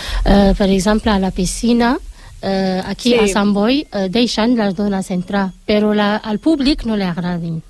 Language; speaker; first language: Catalan; non-native, learner; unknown